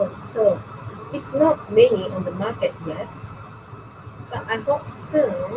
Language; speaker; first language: English; non-native, learner; Japanese